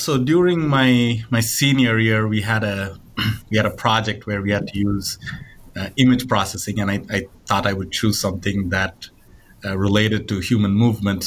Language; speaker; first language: English; non-native, local second language; Tamil